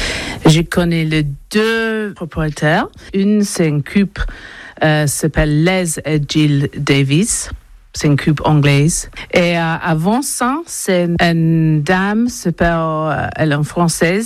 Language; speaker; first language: French; non-native, learner; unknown